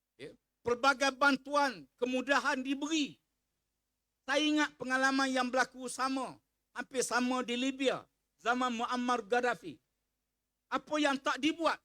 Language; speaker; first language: Malay; native; Malay